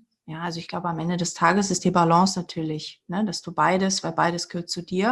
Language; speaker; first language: German; early bilingual, other home language; Portuguese